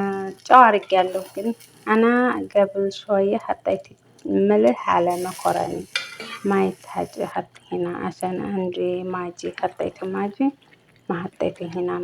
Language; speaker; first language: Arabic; non-native, learner; Amharic